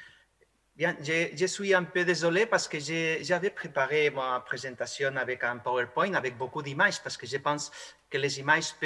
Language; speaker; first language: French; non-native, fluent; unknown